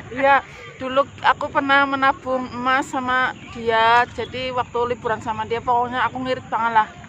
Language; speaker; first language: Indonesian; non-native, local second language; Javanese